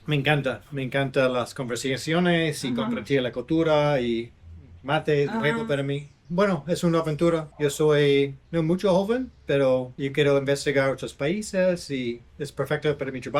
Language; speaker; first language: Spanish; non-native, learner; English